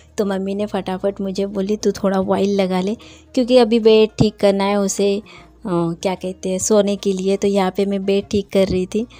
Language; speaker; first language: Hindi; non-native, local second language; Bangla